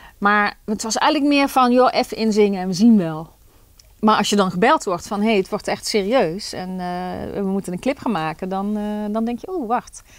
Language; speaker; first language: Dutch; native; Dutch